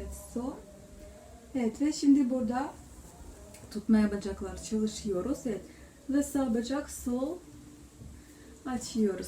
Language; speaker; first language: Turkish; non-native, learner; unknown